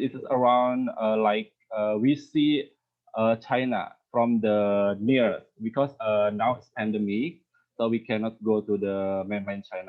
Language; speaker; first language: English; non-native, learner; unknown